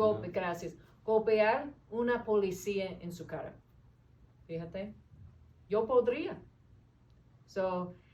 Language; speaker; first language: Spanish; non-native, learner; English